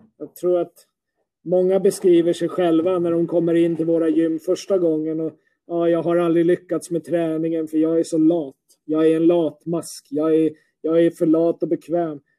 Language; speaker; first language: Swedish; native; Swedish